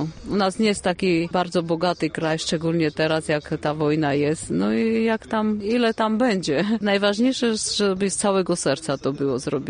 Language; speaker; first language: Polish; non-native, fluent; Armenian